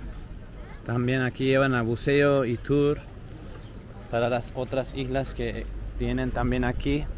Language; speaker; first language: Spanish; non-native, learner; Turkish